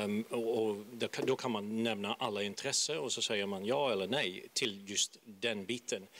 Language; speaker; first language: Swedish; non-native, fluent; Dutch